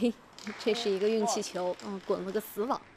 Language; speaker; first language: Chinese; native; Chinese